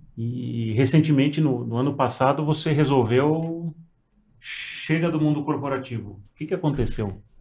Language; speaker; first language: Portuguese; native; Portuguese